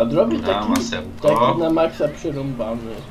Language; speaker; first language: Polish; native; Polish